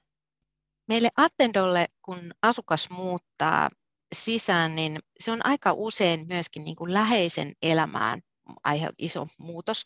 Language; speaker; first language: Finnish; native; Finnish